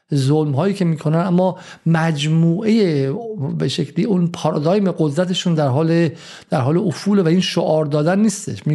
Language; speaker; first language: Persian; native; Persian